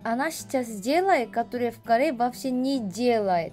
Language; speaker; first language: Russian; non-native, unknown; Korean